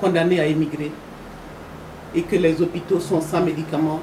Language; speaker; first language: French; non-native, local second language; Bambara